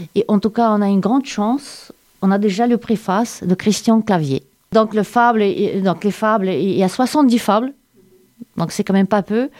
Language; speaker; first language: French; non-native, fluent; Russian